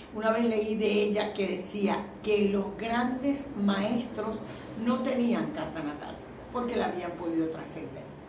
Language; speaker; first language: Spanish; native; Spanish